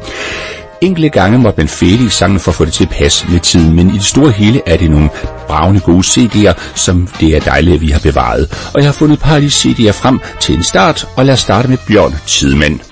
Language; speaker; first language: Danish; native; Danish